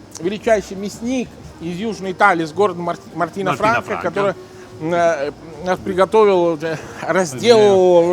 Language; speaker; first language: Russian; non-native, fluent; Italian